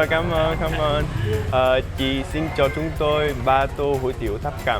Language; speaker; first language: Vietnamese; non-native, learner; English